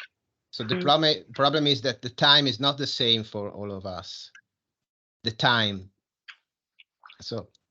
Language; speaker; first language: English; non-native, fluent; Italian